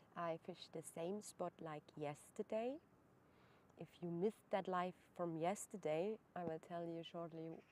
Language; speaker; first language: English; non-native, fluent; German